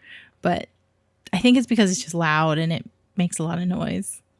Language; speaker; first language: English; native; English